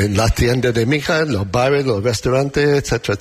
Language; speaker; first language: Spanish; non-native, learner; English